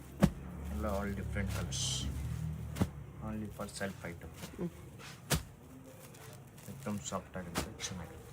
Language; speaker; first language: Kannada; non-native, local second language; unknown